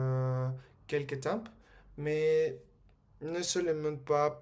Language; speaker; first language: French; non-native, learner; Spanish